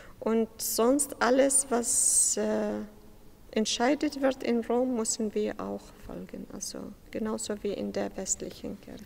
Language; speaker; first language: German; non-native, fluent; Syriac